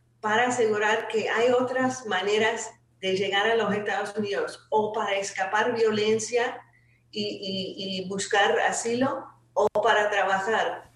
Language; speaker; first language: Spanish; non-native, fluent; English